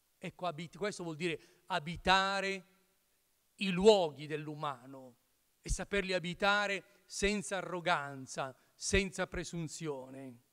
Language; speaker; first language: Italian; native; Italian